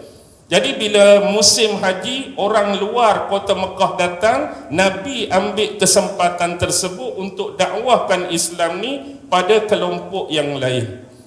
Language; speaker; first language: Malay; native; Malay